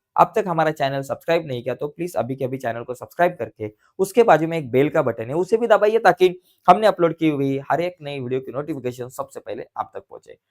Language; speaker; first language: Hindi; non-native, local second language; Marathi